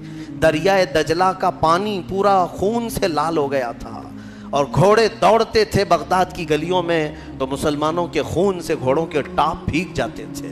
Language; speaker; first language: Urdu; native; Urdu